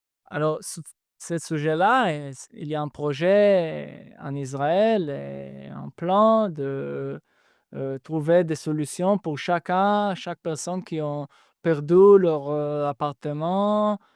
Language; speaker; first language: French; non-native, fluent; Hebrew